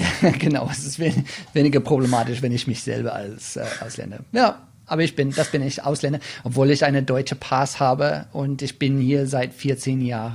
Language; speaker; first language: German; non-native, fluent; English